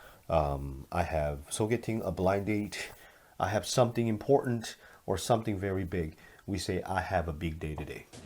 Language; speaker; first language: English; non-native, fluent; Korean